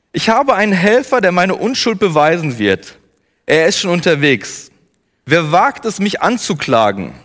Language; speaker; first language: German; native; German